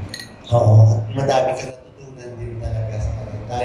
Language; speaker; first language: Filipino; native; Filipino